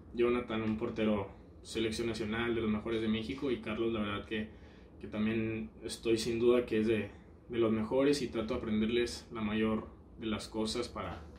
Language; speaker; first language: Spanish; native; Spanish